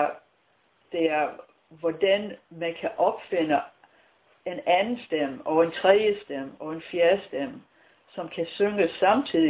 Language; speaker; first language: Danish; non-native, fluent; English